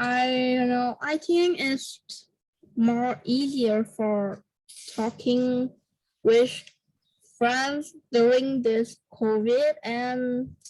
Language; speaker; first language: English; non-native, learner; Vietnamese